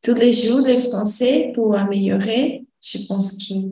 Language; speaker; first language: French; non-native, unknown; Portuguese